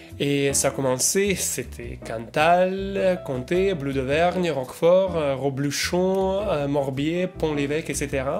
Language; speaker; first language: French; non-native, fluent; Russian